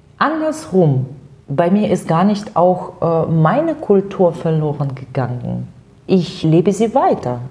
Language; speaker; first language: German; non-native, fluent; Russian